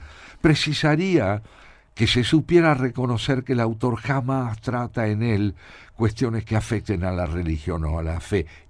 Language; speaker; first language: Spanish; native; Spanish